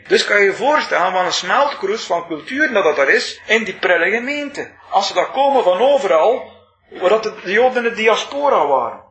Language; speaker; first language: Dutch; native; Dutch